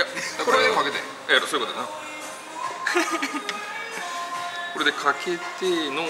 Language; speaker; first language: Japanese; native; Japanese